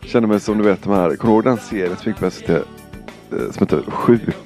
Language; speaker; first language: Swedish; native; Swedish